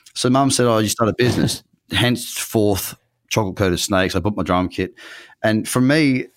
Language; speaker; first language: English; native; English